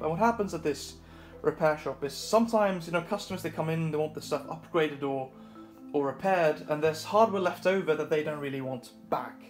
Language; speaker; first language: English; non-native, fluent; Swedish